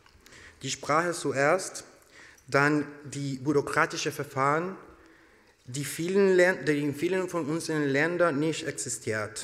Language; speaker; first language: German; non-native, learner; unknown